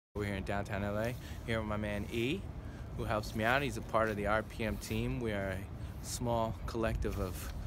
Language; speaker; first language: English; native; English